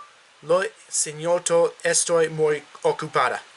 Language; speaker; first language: Spanish; non-native, learner; English